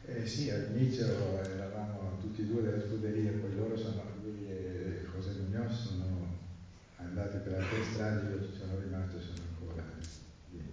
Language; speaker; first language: Italian; native; Italian